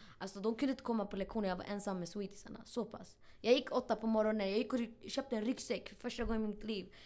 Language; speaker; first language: Swedish; early bilingual, other home language; Arabic